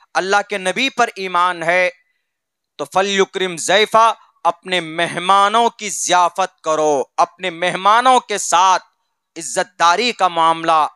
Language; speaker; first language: Hindi; native; Hindi